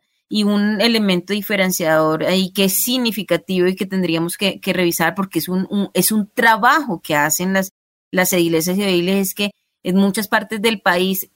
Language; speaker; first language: Spanish; native; Spanish